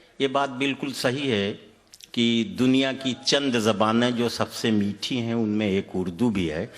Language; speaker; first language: Urdu; native; Urdu